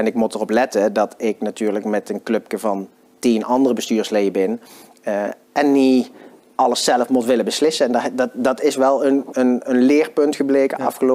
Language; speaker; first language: Dutch; native; Dutch